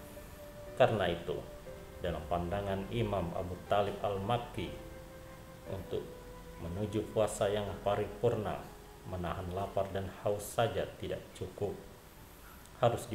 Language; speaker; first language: Indonesian; native; Indonesian